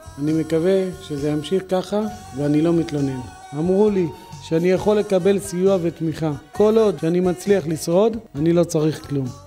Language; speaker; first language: Hebrew; native; Hebrew